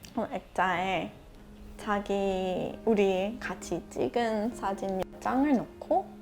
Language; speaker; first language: Korean; non-native, fluent; English